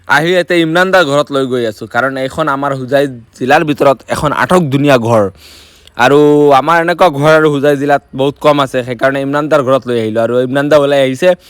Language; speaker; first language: Assamese; non-native, local second language; Bangla